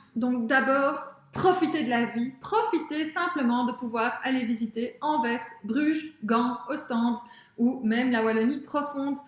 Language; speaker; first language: French; native; French